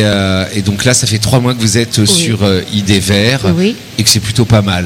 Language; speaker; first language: French; native; French